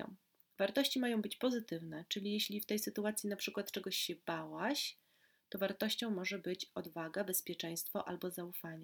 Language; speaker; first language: Polish; native; Polish